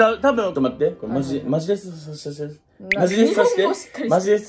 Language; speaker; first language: Japanese; native; Japanese